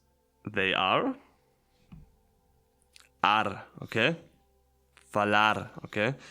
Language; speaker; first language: English; non-native, fluent; German